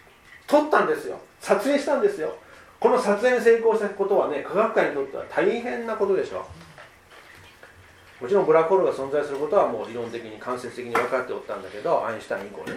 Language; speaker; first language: Japanese; native; Japanese